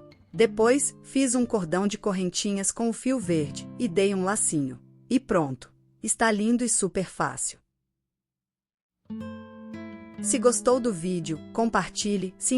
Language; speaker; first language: Portuguese; native; Portuguese